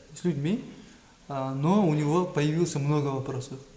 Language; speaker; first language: Russian; non-native, local second language; Kazakh